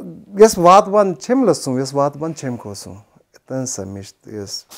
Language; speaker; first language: Armenian; non-native, learner; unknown